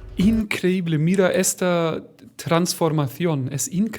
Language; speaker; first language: Spanish; non-native, fluent; German